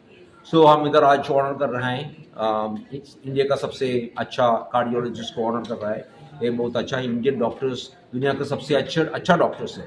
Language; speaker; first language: Hindi; non-native, local second language; Malayalam